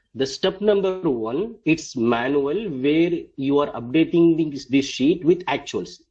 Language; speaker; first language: English; non-native, local second language; Tamil